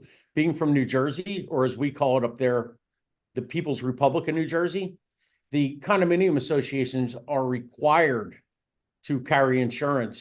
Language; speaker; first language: English; native; English